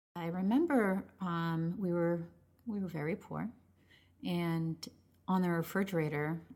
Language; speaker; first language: English; early bilingual, other home language; Spanish